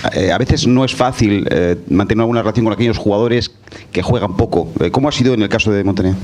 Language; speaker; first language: Spanish; native; Spanish